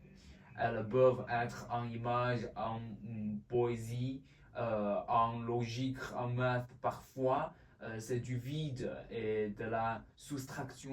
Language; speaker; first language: French; non-native, learner; Chinese